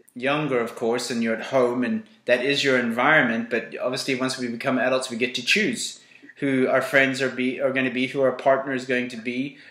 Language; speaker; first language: English; native; English